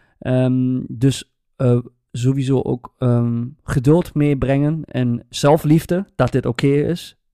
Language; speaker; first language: Dutch; native; Dutch